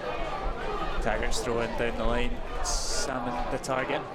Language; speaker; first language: English; native; English